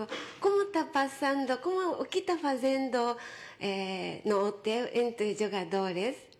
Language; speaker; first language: Portuguese; non-native, fluent; Japanese